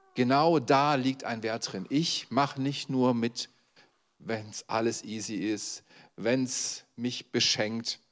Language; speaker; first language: German; native; German